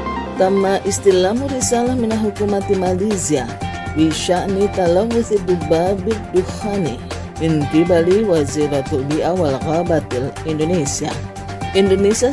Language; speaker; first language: Arabic; non-native, learner; Indonesian